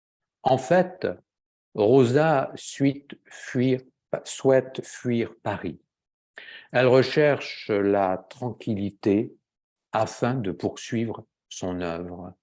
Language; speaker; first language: French; native; French